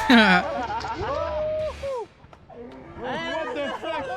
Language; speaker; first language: English; non-native, learner; French